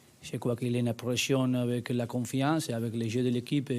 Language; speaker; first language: French; non-native, learner; Spanish